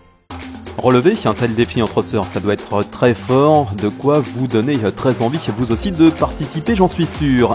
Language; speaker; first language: French; native; French